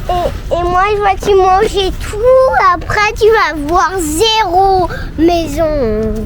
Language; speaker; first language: French; early bilingual, heritage; French